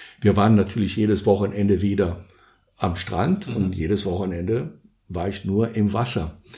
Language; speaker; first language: German; non-native, fluent; Portuguese